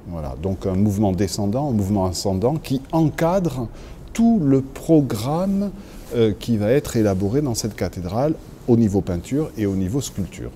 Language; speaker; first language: French; native; French